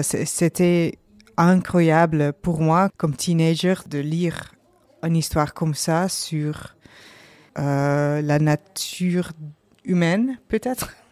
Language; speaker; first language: French; non-native, learner; Dutch